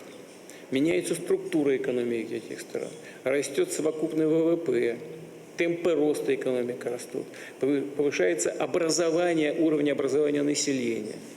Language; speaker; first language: Russian; native; Russian